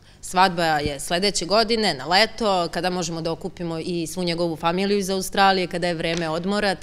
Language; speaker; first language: Serbian; native; Serbian